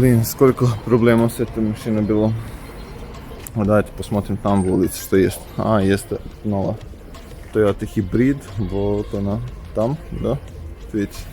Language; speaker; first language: Russian; non-native, fluent; Serbian